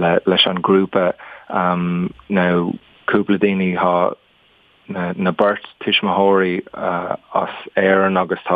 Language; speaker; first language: Irish; non-native, learner; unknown